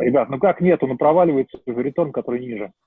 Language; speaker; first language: Russian; native; Russian